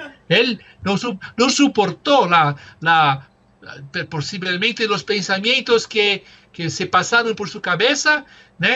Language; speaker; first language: Spanish; non-native, fluent; Portuguese